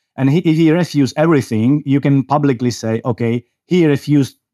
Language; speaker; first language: English; non-native, fluent; Czech